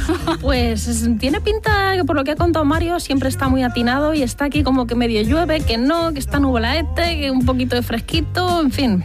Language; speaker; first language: Spanish; native; Spanish